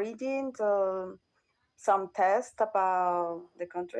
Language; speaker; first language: English; non-native, learner; Spanish